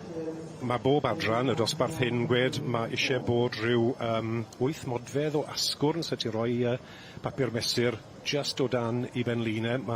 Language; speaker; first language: Welsh; native; Welsh